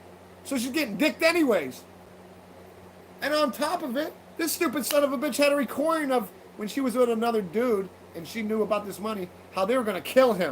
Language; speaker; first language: English; native; English